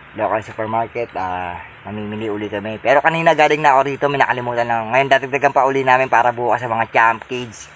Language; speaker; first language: Filipino; native; Filipino